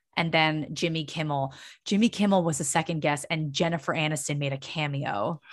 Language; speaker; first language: English; native; English